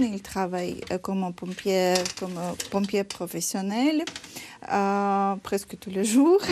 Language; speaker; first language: French; non-native, learner; Ukrainian